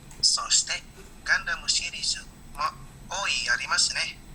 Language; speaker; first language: Japanese; non-native, learner; Indonesian